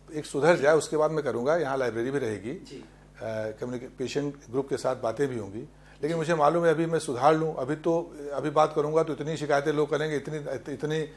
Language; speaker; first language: Hindi; native; Hindi